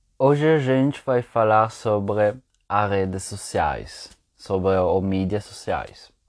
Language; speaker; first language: Portuguese; non-native, fluent; French